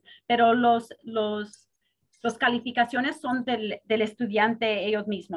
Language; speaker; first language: Spanish; early bilingual, heritage; Spanish